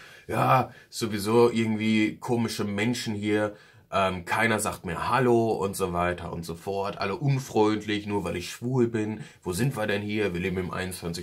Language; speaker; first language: German; native; German